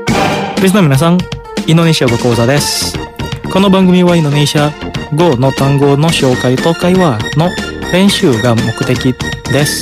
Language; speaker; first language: Japanese; non-native, fluent; Indonesian